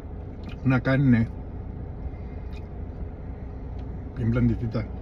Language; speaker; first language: Spanish; early bilingual, heritage; Spanish